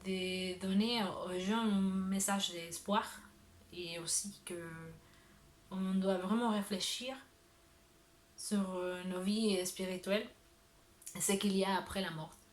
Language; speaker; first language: French; non-native, learner; Spanish